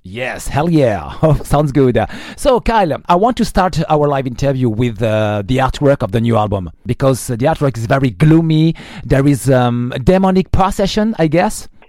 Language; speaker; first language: English; non-native, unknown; French